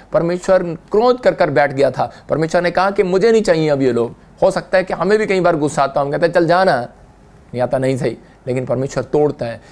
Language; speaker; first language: Hindi; native; Hindi